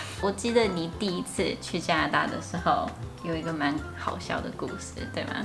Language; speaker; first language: Chinese; non-native, fluent; English